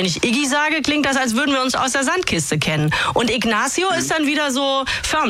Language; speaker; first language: German; native; German